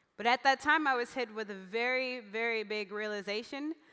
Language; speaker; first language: English; native; English